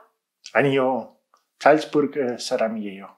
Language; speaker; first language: Korean; non-native, learner; German